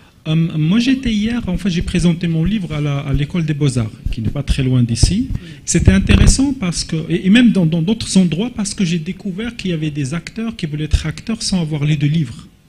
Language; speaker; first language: French; non-native, local second language; Arabic